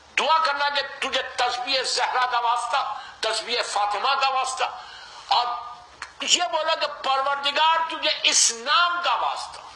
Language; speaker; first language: Urdu; native; Urdu